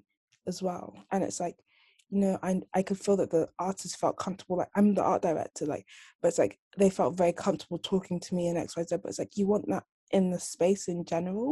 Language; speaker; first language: English; native; English